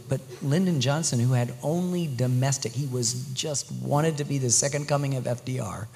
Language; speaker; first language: English; native; English